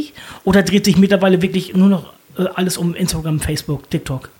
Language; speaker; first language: German; native; German